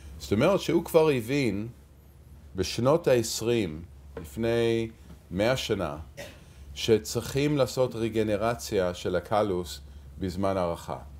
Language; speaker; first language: Hebrew; early bilingual, heritage; Hebrew